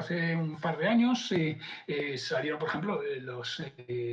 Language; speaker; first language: Spanish; native; Spanish